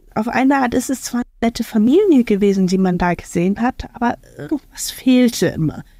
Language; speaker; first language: German; native; German